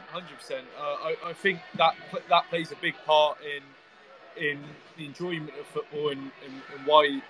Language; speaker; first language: English; native; English